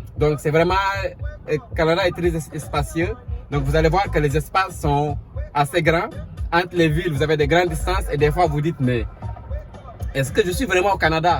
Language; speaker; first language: French; non-native, local second language; Wolof